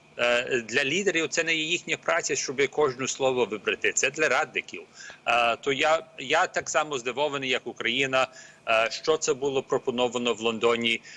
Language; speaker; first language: Ukrainian; early bilingual, heritage; Ukrainian